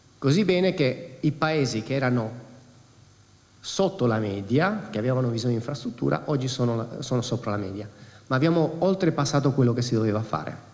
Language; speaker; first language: Italian; non-native, fluent; Spanish